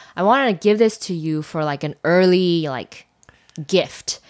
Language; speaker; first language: English; non-native, fluent; Chinese